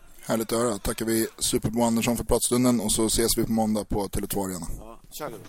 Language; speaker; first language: Swedish; native; Swedish